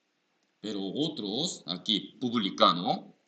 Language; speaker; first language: Spanish; non-native, learner; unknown